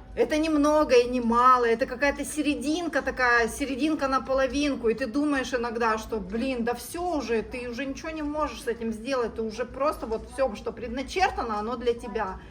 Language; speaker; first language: Russian; native; Russian